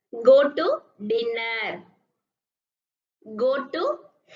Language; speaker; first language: English; non-native, local second language; Tamil